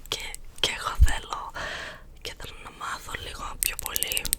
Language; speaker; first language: Greek; early bilingual, heritage; English